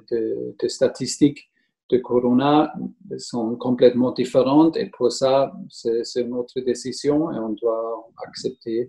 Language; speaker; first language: French; non-native, learner; German